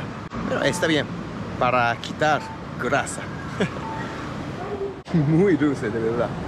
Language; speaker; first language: Spanish; non-native, fluent; Japanese